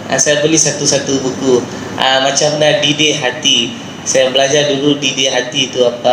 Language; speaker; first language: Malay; non-native, local second language; Tamil